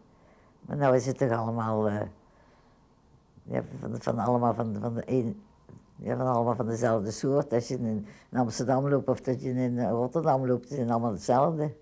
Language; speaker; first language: Dutch; native; Dutch